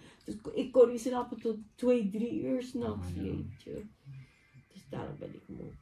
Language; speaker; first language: Dutch; non-native, fluent; Filipino